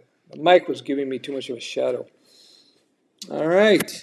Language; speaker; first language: English; native; English